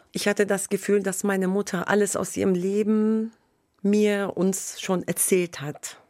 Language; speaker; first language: German; non-native, fluent; Persian